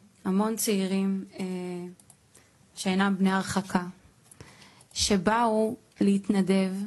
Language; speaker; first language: Hebrew; native; Hebrew